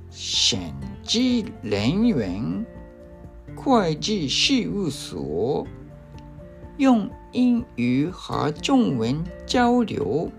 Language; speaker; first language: Chinese; non-native, fluent; Japanese